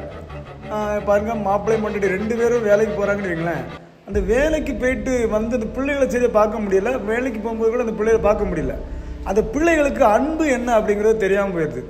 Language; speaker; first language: Tamil; native; Tamil